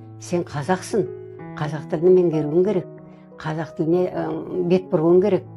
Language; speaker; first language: Kazakh; early bilingual, other home language; Russian